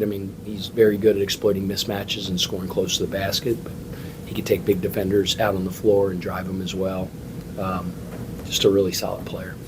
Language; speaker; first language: English; native; English